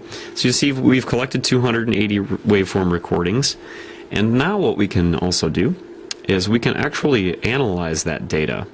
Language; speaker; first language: English; native; English